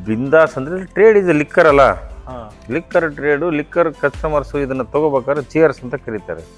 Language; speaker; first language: Kannada; native; Kannada